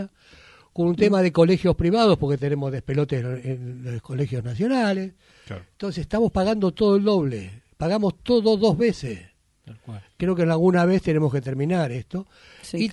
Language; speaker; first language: Spanish; native; Spanish